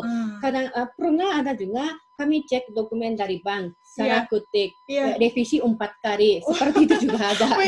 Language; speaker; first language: Indonesian; non-native, fluent; Japanese